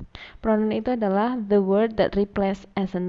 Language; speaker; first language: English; non-native, fluent; Indonesian